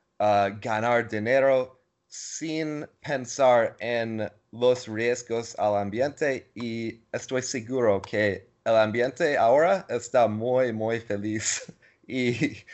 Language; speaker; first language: Spanish; non-native, learner; English